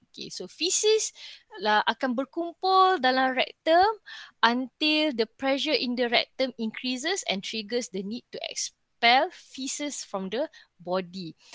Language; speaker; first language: English; non-native, local second language; Malay